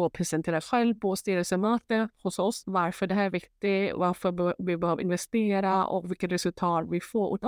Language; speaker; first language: Swedish; non-native, fluent; Thai